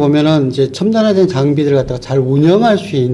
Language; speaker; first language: Korean; native; Korean